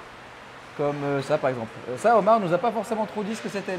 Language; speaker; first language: French; native; French